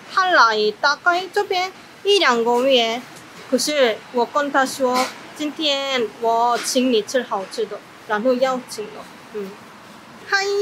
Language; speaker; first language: Chinese; non-native, fluent; Korean